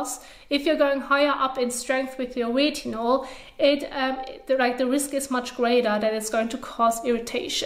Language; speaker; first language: English; non-native, fluent; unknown